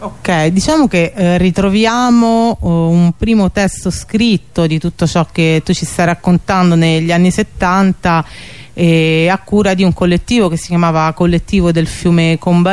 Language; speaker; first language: Italian; native; Italian